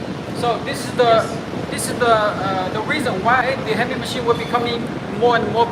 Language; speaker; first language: English; non-native, learner; Chinese